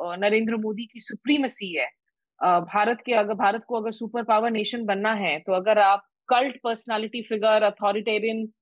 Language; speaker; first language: Hindi; native; Hindi